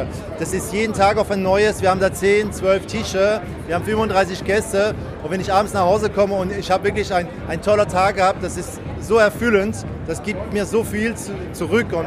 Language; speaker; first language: German; native; German